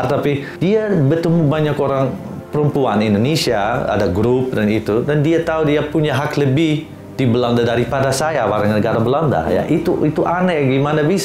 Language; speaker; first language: Indonesian; non-native, fluent; Dutch